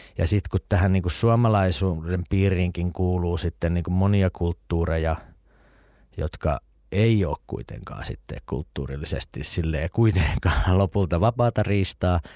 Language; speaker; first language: Finnish; native; Finnish